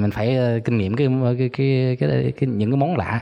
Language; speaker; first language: Vietnamese; early bilingual, other home language; German